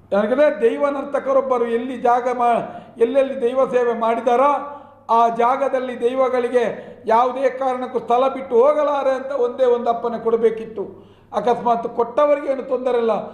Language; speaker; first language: Kannada; non-native, local second language; Tulu